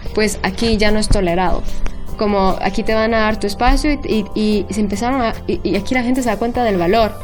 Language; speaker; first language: Spanish; early bilingual, heritage; Spanish